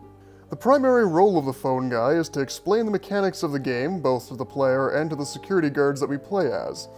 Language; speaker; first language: English; native; English